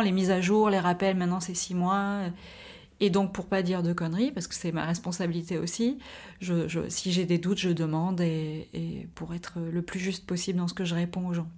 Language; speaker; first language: French; native; French